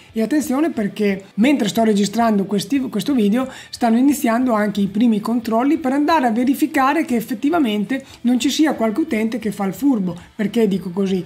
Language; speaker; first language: Italian; native; Italian